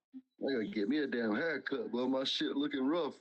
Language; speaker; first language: English; native; English